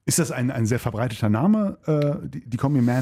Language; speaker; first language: German; native; German